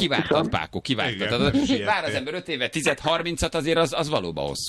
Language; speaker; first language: Hungarian; native; Hungarian